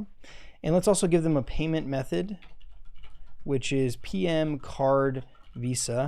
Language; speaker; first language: English; native; English